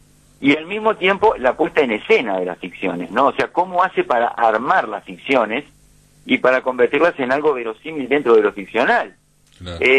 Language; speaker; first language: Spanish; native; Spanish